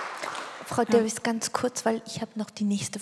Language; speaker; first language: German; non-native, fluent; Georgian